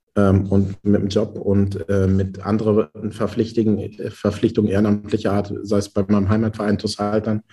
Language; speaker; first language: German; native; German